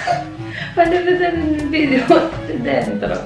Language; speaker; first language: Italian; non-native, fluent; Filipino